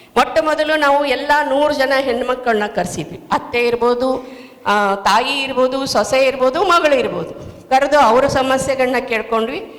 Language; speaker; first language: Kannada; native; Kannada